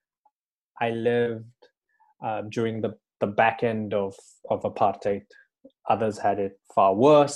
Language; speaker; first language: English; native; English